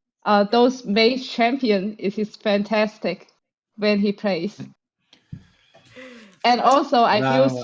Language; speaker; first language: English; non-native, fluent; Chinese